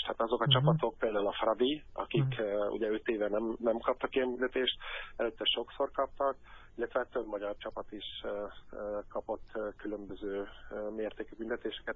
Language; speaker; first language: Hungarian; native; Hungarian